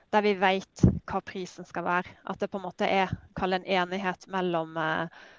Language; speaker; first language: Norwegian; native; Norwegian